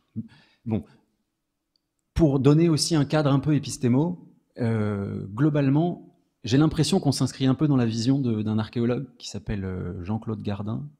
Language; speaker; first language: French; native; French